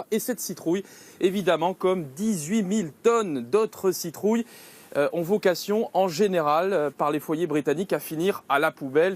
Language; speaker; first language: French; native; French